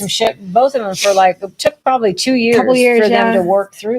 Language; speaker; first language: English; native; English